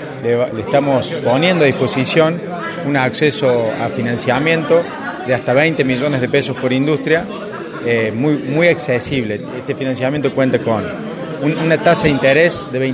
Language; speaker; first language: Spanish; native; Spanish